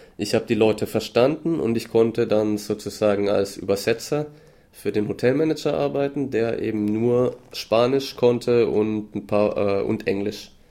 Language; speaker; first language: German; native; German